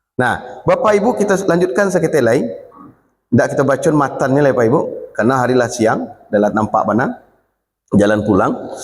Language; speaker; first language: Malay; non-native, local second language; Minangkabau